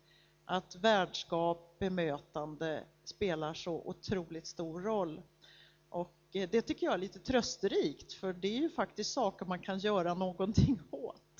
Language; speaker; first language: Swedish; native; Swedish